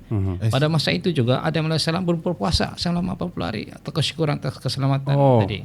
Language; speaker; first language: Malay; native; Malay